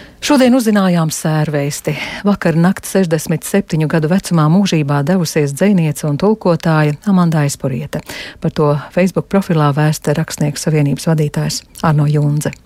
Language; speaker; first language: Latvian; native; Latvian